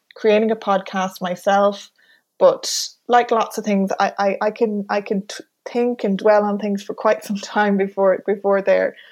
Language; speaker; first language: English; native; English